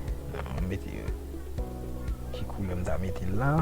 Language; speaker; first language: French; non-native, local second language; Haitian Creole